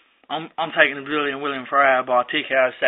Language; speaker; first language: English; native; English